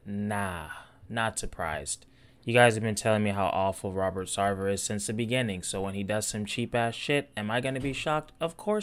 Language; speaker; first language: English; native; English